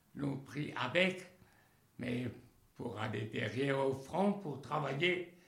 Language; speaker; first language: French; native; French